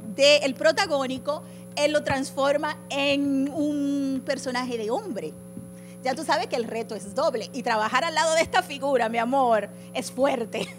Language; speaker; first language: Spanish; early bilingual, heritage; Spanish